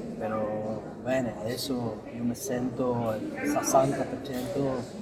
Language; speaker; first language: Italian; non-native, learner; Spanish